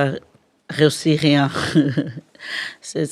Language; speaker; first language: French; non-native, learner; Portuguese